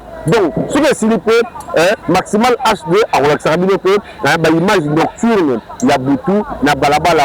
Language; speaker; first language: French; non-native, local second language; Lingala